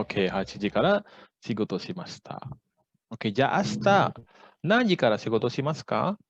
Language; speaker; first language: Japanese; non-native, fluent; Indonesian